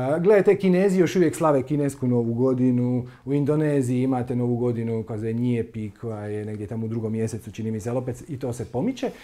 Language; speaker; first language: Croatian; native; Croatian